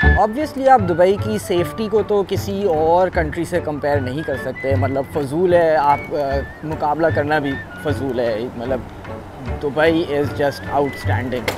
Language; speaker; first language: Urdu; native; Urdu